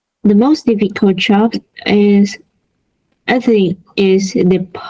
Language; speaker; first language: English; non-native, learner; Vietnamese